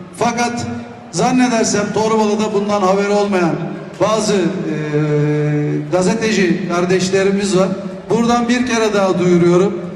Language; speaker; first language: Turkish; native; Turkish